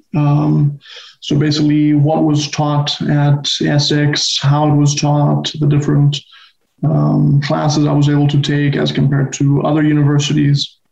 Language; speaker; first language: English; non-native, fluent; Spanish